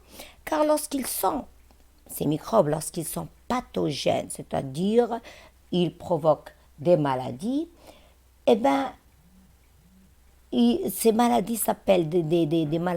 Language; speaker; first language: French; non-native, local second language; Arabic